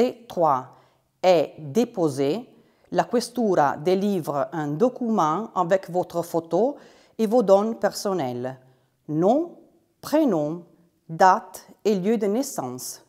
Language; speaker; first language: French; non-native, fluent; Italian